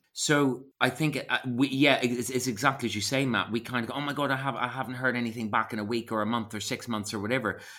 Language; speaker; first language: English; native; English